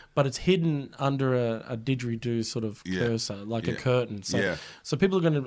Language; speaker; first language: English; native; English